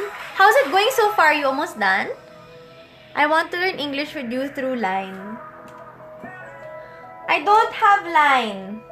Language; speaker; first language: English; non-native, local second language; Filipino